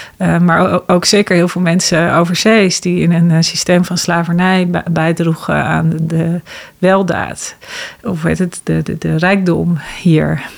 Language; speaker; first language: Dutch; native; Dutch